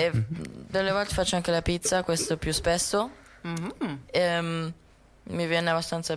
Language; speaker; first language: Italian; early bilingual, heritage; Italian